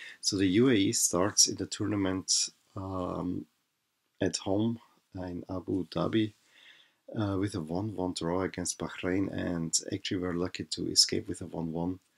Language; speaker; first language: English; non-native, fluent; German